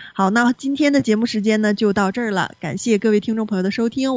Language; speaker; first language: Chinese; native; Chinese